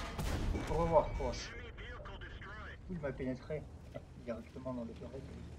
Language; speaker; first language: French; non-native, learner; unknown